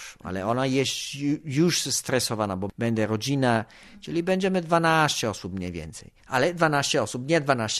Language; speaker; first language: Polish; non-native, learner; Italian